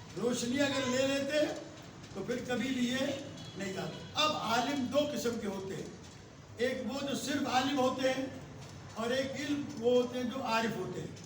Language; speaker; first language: Urdu; non-native, local second language; Sindhi